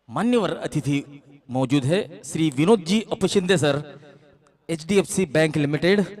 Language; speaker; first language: Hindi; non-native, local second language; Marathi